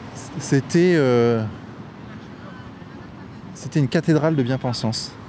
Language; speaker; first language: French; native; French